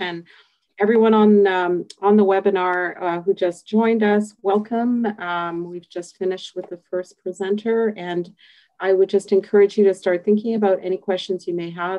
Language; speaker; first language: English; native; English